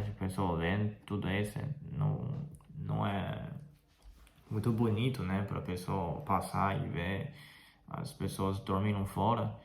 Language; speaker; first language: Portuguese; non-native, fluent; Chinese